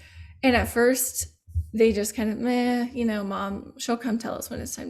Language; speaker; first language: English; native; English